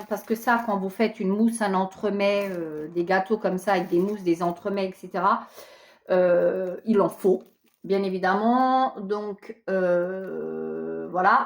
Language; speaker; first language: French; native; French